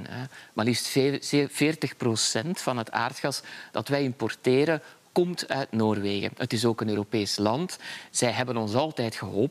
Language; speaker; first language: Dutch; native; Dutch